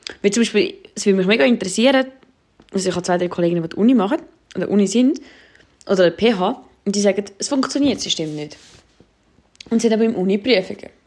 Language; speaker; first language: German; native; German